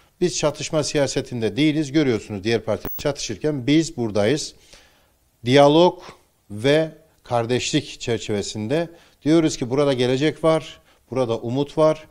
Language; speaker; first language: Turkish; native; Turkish